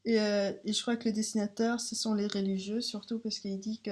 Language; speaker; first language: French; non-native, learner; Danish